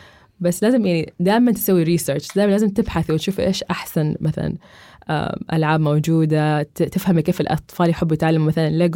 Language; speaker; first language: Arabic; native; Arabic